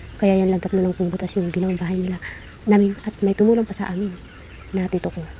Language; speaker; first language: Filipino; non-native, local second language; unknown